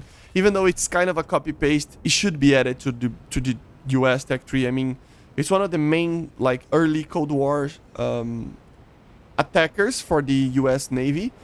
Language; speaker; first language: English; non-native, fluent; Portuguese